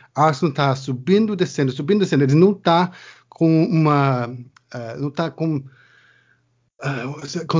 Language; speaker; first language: Portuguese; non-native, learner; English